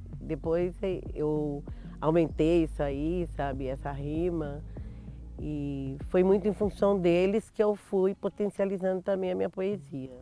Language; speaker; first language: Portuguese; native; Portuguese